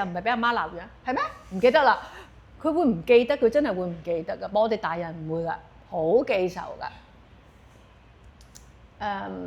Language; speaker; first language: Cantonese; native; Cantonese